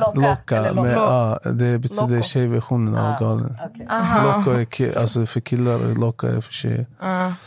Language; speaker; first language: Swedish; non-native, fluent; Arabic